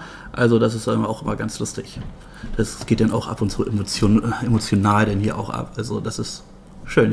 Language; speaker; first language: German; native; German